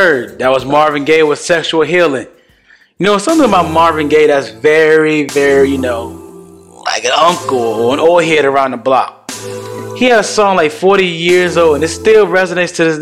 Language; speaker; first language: English; native; English